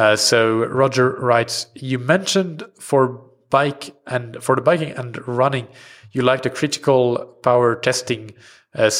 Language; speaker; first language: English; non-native, fluent; Swedish